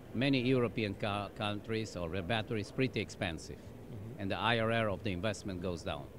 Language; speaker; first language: English; non-native, fluent; German